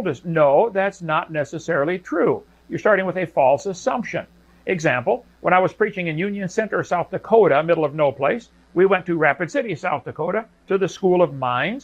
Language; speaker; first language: English; native; English